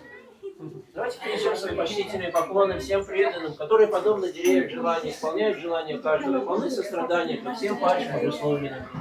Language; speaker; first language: Russian; native; Russian